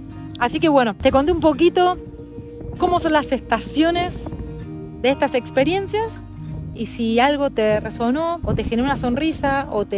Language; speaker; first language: Spanish; native; Spanish